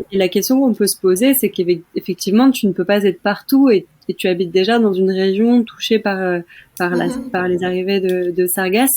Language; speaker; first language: French; native; French